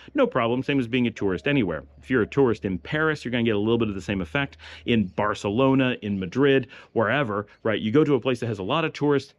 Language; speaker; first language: English; native; English